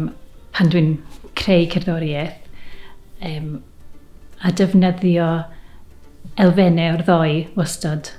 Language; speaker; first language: Welsh; early bilingual, heritage; Welsh